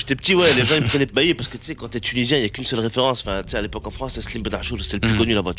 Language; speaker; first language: French; native; French